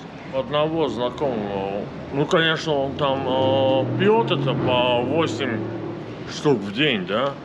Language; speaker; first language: Russian; native; Russian